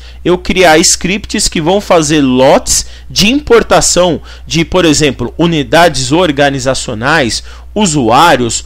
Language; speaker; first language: Portuguese; native; Portuguese